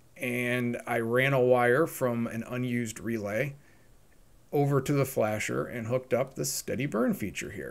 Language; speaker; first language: English; native; English